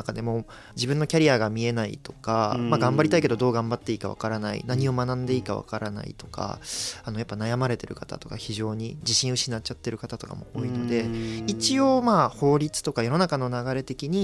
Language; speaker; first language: Japanese; native; Japanese